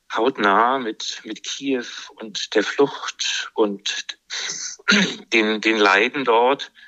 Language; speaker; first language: German; native; German